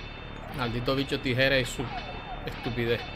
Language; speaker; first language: Spanish; native; Spanish